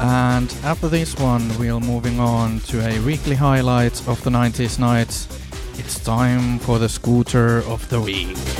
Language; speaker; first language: English; non-native, fluent; Finnish